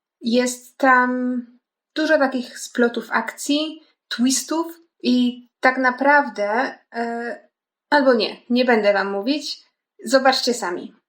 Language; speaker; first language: Polish; native; Polish